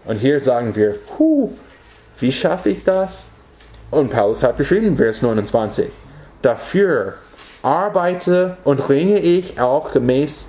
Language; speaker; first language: German; non-native, fluent; English